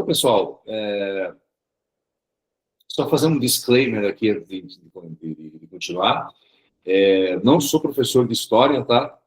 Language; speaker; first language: Portuguese; early bilingual, other home language; Korean